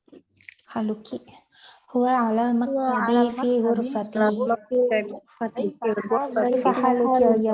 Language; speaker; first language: Arabic; non-native, learner; Indonesian